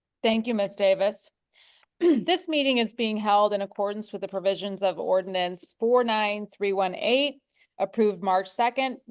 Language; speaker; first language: English; native; English